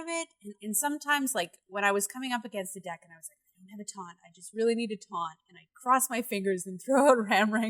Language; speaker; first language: English; native; English